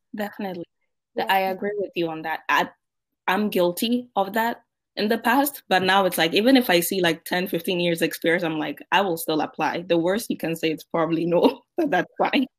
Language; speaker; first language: English; non-native, local second language; Akan